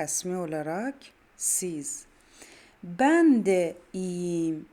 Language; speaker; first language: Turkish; non-native, fluent; Persian